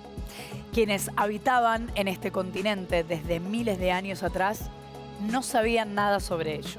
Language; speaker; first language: Spanish; native; Spanish